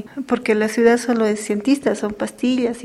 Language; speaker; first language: Spanish; native; Spanish